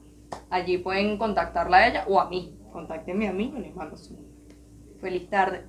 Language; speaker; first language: Spanish; native; Spanish